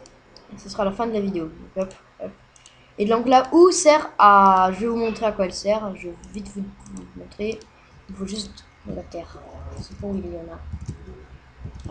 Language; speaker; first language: French; native; French